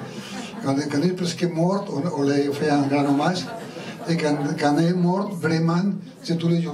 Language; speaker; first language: French; non-native, learner; Spanish